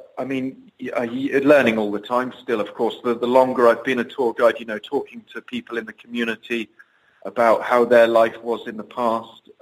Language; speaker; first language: English; native; English